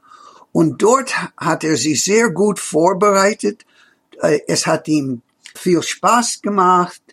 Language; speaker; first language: German; non-native, fluent; English